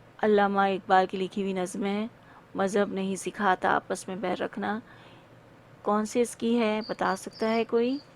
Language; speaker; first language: Urdu; native; Urdu